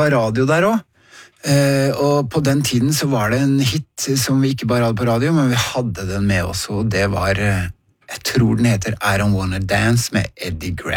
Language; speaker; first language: Norwegian; native; Norwegian